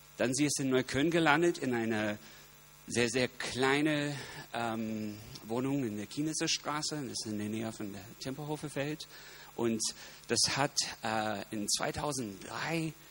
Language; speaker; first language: German; non-native, fluent; English